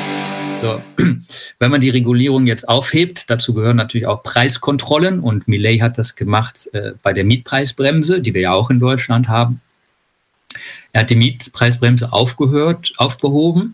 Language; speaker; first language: German; native; German